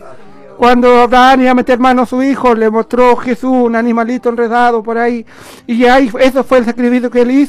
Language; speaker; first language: Spanish; native; Spanish